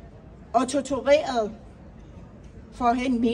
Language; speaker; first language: Danish; non-native, fluent; Persian